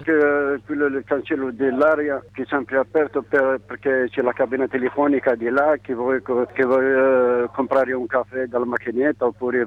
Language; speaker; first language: Italian; non-native, learner; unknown